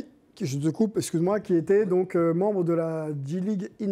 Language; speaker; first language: French; native; French